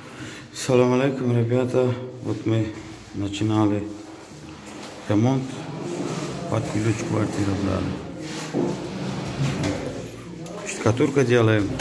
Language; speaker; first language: Russian; non-native, learner; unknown